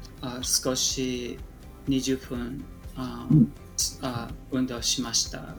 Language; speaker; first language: Japanese; non-native, learner; English